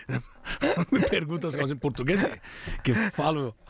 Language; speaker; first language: Portuguese; non-native, fluent; Italian